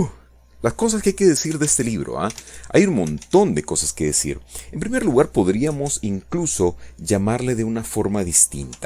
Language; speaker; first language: Spanish; native; Spanish